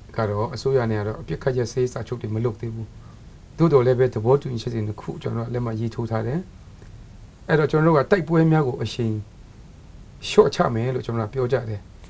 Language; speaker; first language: Burmese; non-native, local second language; Kachin